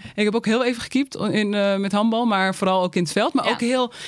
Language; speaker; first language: Dutch; native; Dutch